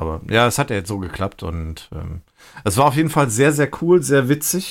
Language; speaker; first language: German; native; German